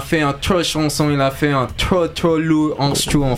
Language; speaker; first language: French; non-native, learner; English